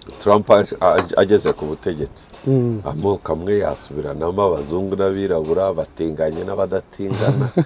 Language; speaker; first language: Kinyarwanda; native; Kinyarwanda